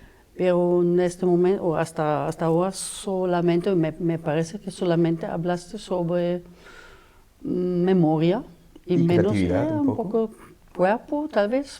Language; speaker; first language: Spanish; non-native, fluent; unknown